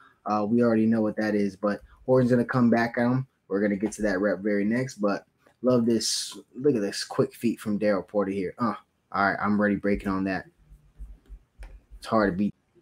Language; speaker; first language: English; native; English